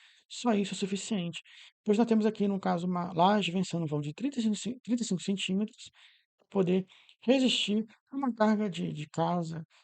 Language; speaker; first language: Portuguese; native; Portuguese